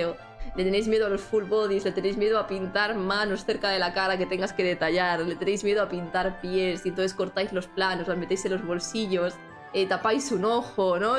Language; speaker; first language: Spanish; native; Spanish